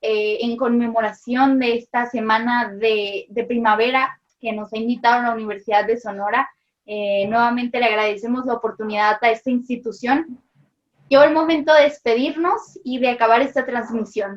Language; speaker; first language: Spanish; native; Spanish